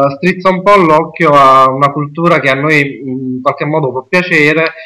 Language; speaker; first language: Italian; native; Italian